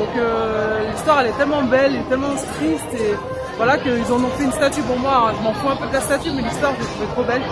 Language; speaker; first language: French; native; French